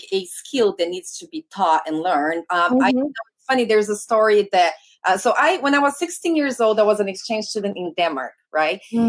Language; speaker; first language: English; non-native, fluent; Portuguese